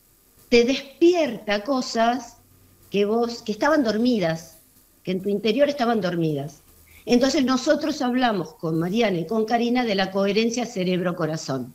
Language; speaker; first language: Spanish; native; Spanish